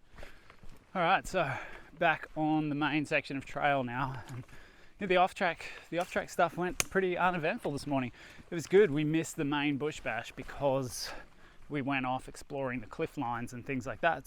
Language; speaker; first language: English; native; English